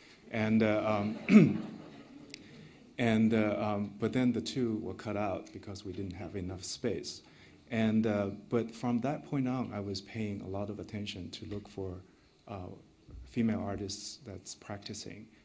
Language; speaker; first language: English; non-native, fluent; Chinese